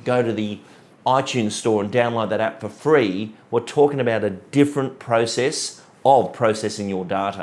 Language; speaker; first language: English; native; English